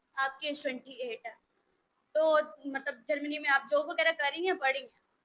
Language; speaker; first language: Urdu; native; Urdu